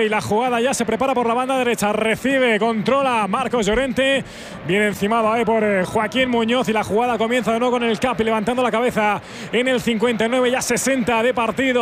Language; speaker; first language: Spanish; native; Spanish